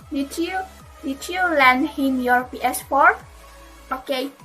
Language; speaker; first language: English; non-native, learner; Indonesian